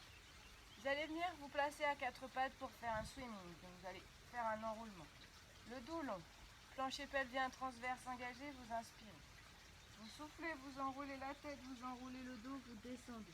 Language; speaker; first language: French; native; French